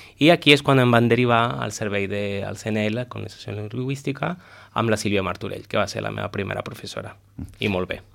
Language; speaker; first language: Catalan; non-native, fluent; Spanish